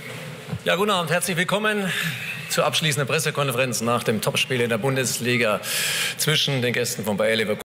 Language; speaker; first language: German; native; German